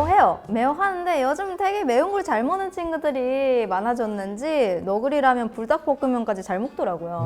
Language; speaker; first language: Korean; non-native, fluent; Japanese